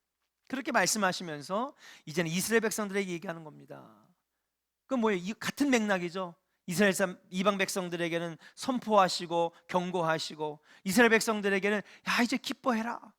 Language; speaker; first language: Korean; native; Korean